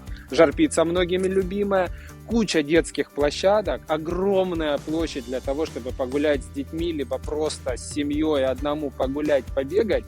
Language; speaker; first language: Russian; native; Russian